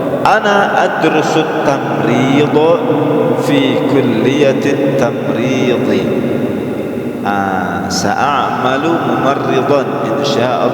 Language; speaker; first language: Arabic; non-native, fluent; Indonesian